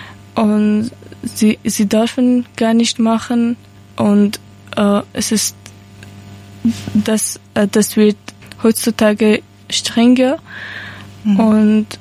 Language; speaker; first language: German; non-native, learner; Persian